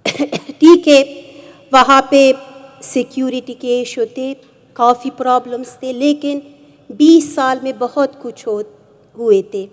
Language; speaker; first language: Hindi; non-native, fluent; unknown